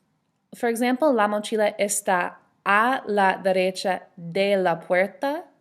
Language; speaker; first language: Spanish; non-native, fluent; English